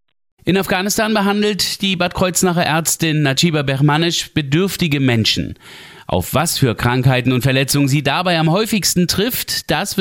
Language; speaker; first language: German; native; German